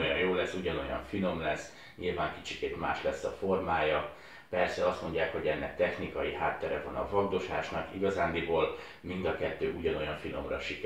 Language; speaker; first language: Hungarian; native; Hungarian